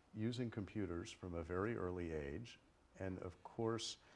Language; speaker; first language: English; native; English